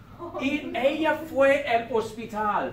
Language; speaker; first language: Spanish; non-native, learner; English